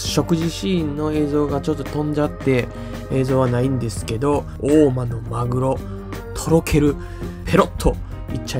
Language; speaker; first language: Japanese; native; Japanese